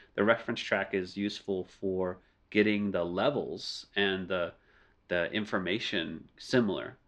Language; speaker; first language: English; native; English